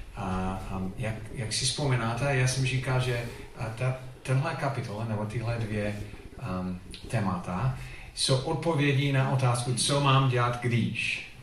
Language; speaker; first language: Czech; non-native, fluent; English